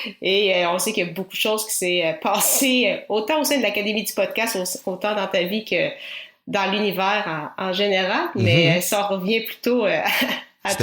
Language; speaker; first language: French; native; French